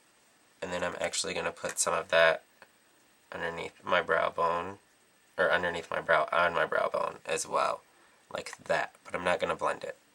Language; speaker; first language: English; native; English